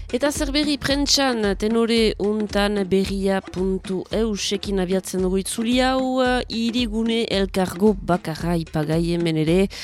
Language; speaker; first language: Basque; native; Basque